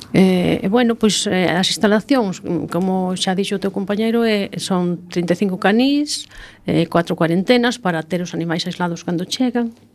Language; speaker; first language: Galician; non-native, local second language; Spanish